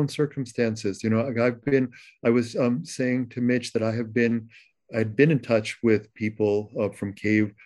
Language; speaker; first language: English; early bilingual, other home language; Ukrainian